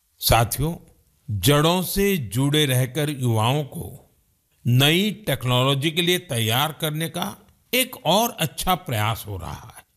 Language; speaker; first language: Hindi; non-native, local second language; Gujarati